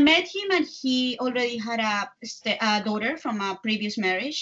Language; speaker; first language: English; non-native, fluent; Spanish